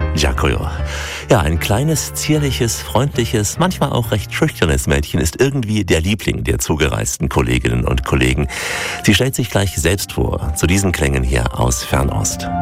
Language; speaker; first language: German; native; German